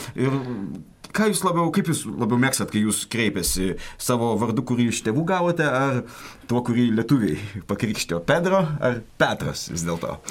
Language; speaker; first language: Lithuanian; native; Lithuanian